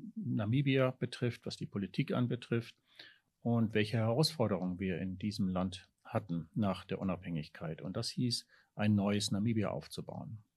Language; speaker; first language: German; early bilingual, heritage; German